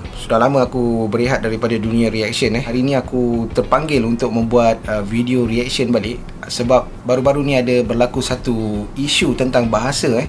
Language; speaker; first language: Malay; native; Malay